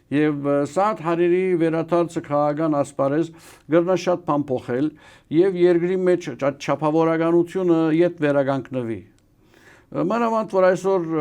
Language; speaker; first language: Armenian; early bilingual, heritage; Armenian